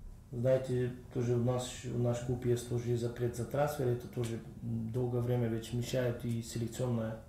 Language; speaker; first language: Russian; non-native, learner; Bulgarian